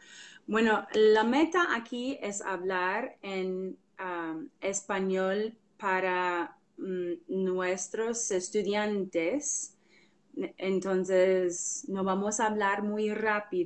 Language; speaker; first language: Spanish; non-native, fluent; English